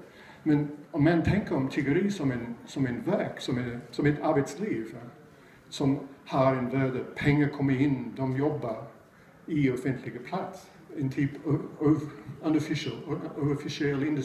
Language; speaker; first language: Swedish; non-native, fluent; English